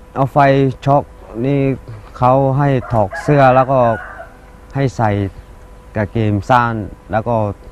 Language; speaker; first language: Thai; non-native, local second language; Lahu